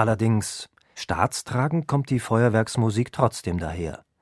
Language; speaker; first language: German; native; German